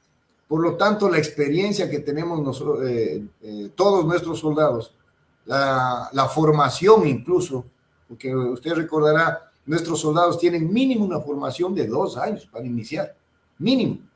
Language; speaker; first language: Spanish; native; Spanish